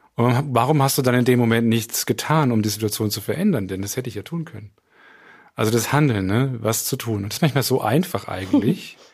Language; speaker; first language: German; native; German